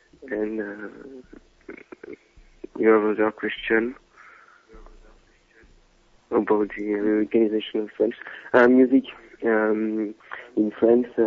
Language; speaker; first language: English; non-native, learner; French